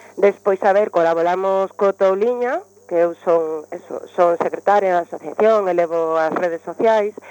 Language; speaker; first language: Galician; non-native, local second language; Spanish